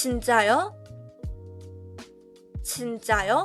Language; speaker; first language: Korean; non-native, fluent; Burmese